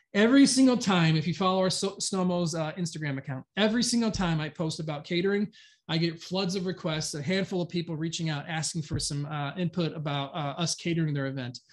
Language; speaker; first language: English; native; English